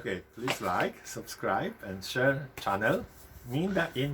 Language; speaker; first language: English; non-native, learner; Polish